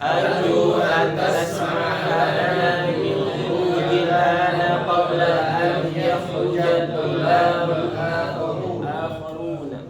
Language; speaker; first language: Arabic; non-native, learner; Indonesian